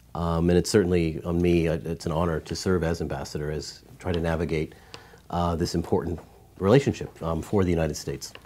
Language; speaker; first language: English; native; English